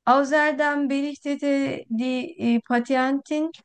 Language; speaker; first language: German; non-native, learner; Turkish